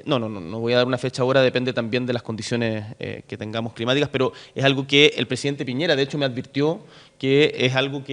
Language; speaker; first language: Spanish; native; Spanish